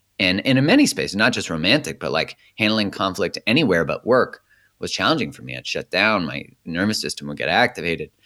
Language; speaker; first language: English; native; English